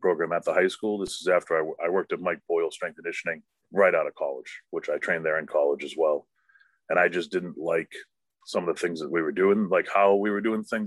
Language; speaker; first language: English; native; English